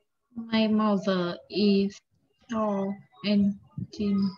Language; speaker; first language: English; non-native, learner; Vietnamese